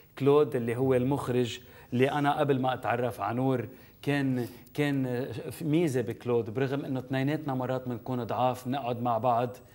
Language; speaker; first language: Arabic; native; Arabic